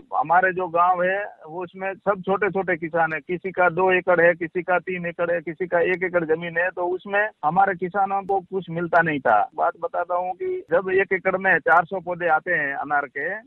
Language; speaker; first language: Hindi; non-native, local second language; Gujarati